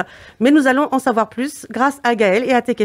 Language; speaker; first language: French; native; French